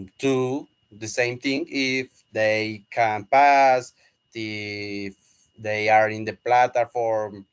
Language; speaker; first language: English; non-native, learner; Spanish